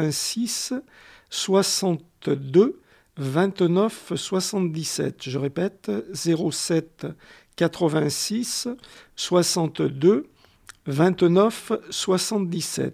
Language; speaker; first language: French; native; French